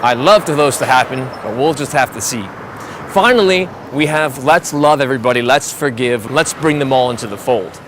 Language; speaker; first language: English; native; English